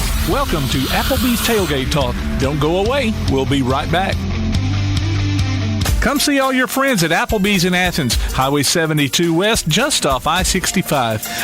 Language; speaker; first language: English; native; English